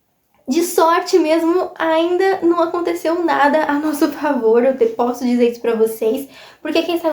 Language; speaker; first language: Portuguese; native; Portuguese